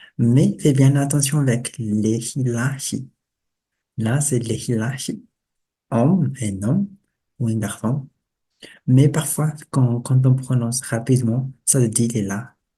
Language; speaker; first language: French; non-native, local second language; Malagasy